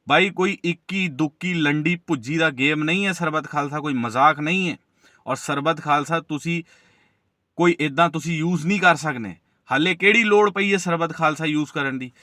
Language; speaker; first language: Hindi; non-native, local second language; Punjabi